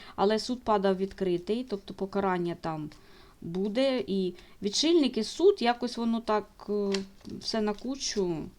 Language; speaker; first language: Ukrainian; non-native, local second language; Russian